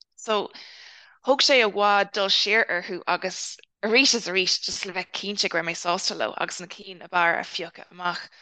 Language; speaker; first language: Irish; non-native, local second language; English